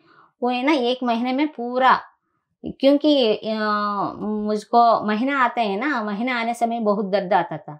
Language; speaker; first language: Hindi; non-native, local second language; Telugu